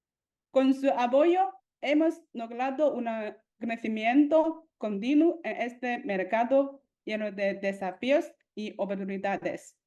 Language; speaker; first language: Spanish; non-native, fluent; Chinese